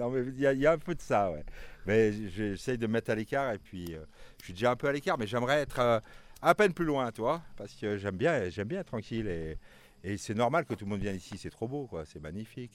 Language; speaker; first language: French; native; French